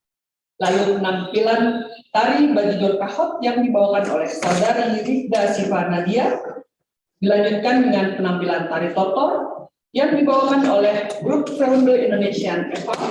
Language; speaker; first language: Indonesian; native; Indonesian